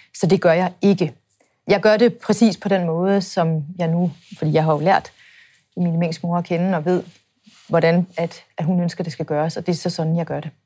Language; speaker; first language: Danish; native; Danish